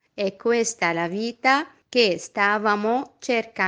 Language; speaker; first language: Italian; non-native, fluent; Arabic